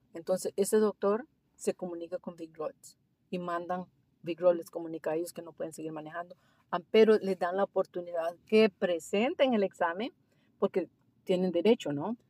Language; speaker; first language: Spanish; native; Spanish